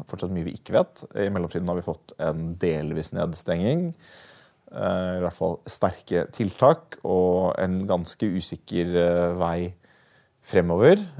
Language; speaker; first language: Norwegian; native; Norwegian